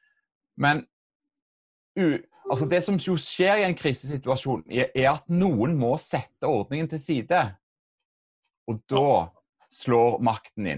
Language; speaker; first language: Norwegian; native; Norwegian